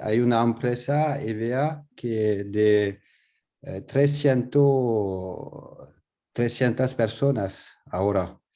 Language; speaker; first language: Spanish; non-native, learner; French